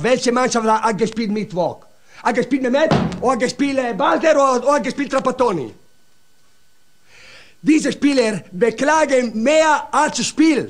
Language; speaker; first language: German; non-native, learner; Italian